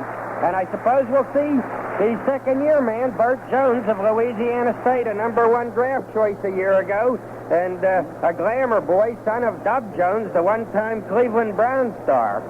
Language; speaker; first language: English; native; English